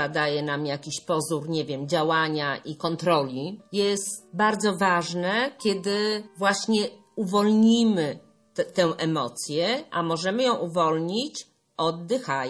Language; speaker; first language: Polish; native; Polish